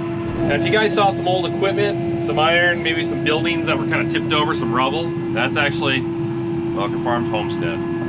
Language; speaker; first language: English; native; English